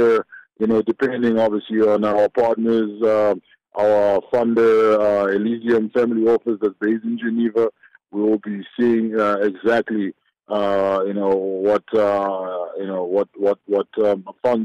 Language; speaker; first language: English; non-native, local second language; Shona